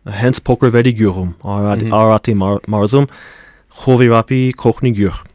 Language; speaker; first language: Armenian; non-native, fluent; English